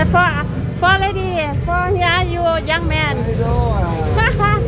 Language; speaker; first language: English; non-native, learner; Thai